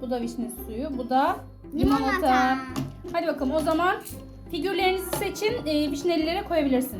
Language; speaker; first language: Turkish; native; Turkish